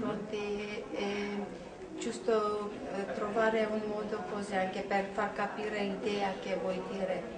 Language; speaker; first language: Italian; non-native, learner; Armenian